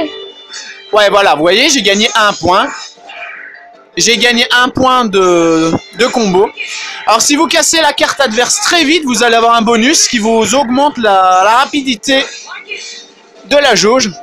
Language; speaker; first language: French; native; French